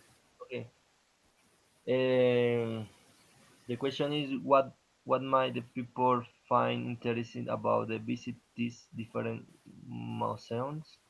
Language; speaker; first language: English; non-native, learner; Spanish